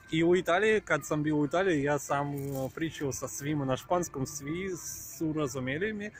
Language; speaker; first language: Serbian; non-native, learner; Russian